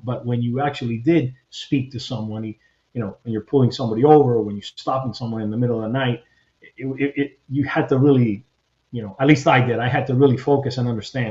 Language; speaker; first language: English; early bilingual, other home language; Spanish